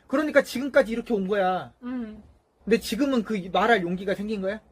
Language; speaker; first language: Korean; native; Korean